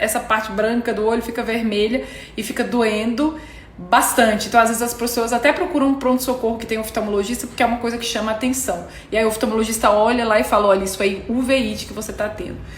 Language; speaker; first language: Portuguese; native; Portuguese